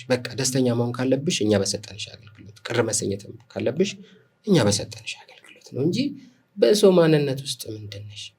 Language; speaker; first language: Amharic; non-native, local second language; Oromo